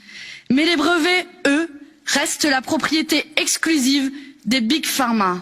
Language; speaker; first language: French; native; French